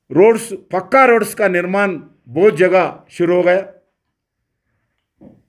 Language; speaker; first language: Hindi; non-native, local second language; Telugu